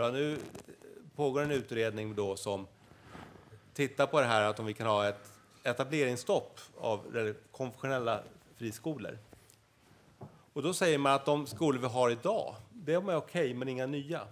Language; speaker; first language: Swedish; native; Swedish